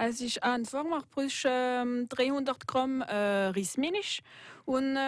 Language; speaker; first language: German; non-native, local second language; French